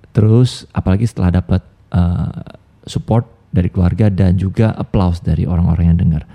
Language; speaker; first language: Indonesian; native; Indonesian